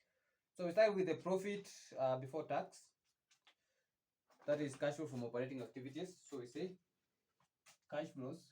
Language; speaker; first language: English; non-native, local second language; Swahili